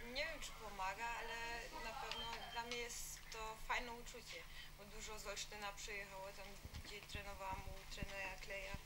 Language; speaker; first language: Polish; early bilingual, heritage; Polish